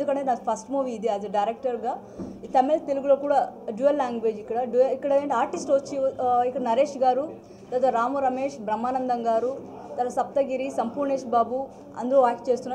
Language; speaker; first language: Telugu; non-native, fluent; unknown